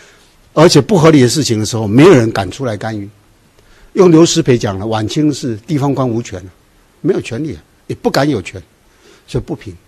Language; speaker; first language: Chinese; native; Chinese